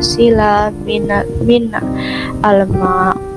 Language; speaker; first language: Arabic; non-native, learner; Indonesian